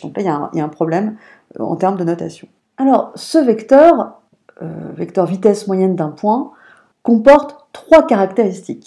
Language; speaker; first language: French; native; French